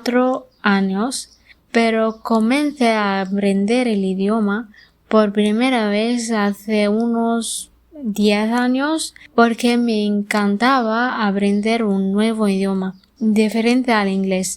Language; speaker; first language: Spanish; non-native, learner; Arabic